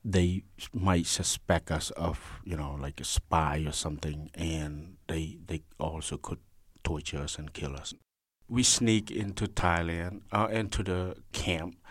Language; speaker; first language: English; non-native, learner; Khmer